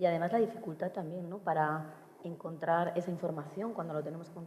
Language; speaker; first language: Spanish; native; Spanish